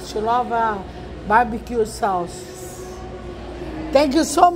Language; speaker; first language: English; non-native, learner; Portuguese